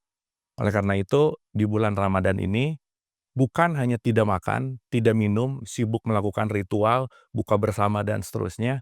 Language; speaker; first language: Indonesian; native; Indonesian